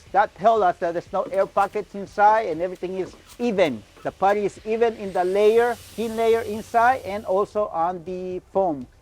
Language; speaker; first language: English; non-native, fluent; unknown